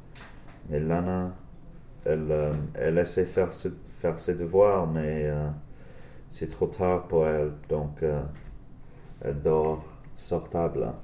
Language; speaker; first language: French; non-native, learner; English